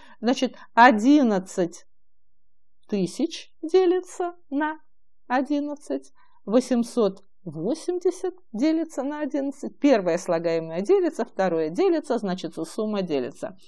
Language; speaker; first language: Russian; native; Russian